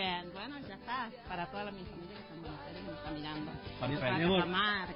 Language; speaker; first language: Spanish; native; Spanish